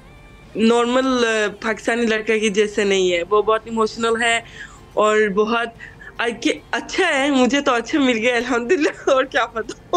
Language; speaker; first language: Hindi; non-native, fluent; Turkish